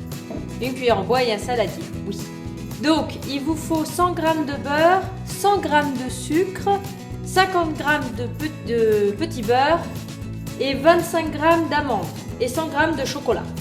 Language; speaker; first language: French; native; French